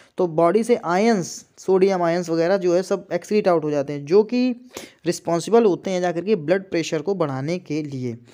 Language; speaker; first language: Hindi; native; Hindi